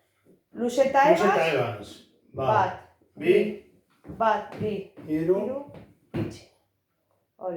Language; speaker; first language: Basque; non-native, local second language; Spanish